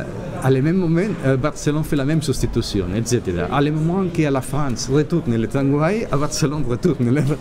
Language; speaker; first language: French; non-native, learner; Catalan